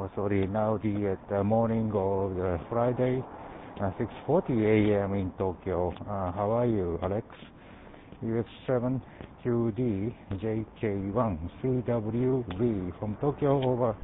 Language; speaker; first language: English; non-native, learner; Japanese